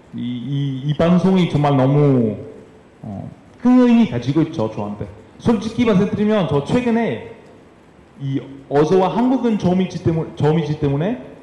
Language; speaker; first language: Korean; non-native, fluent; Italian